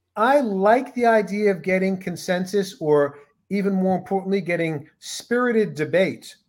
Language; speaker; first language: English; native; English